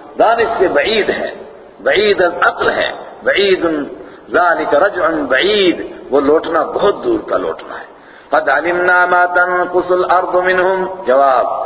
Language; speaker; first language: Urdu; non-native, local second language; Punjabi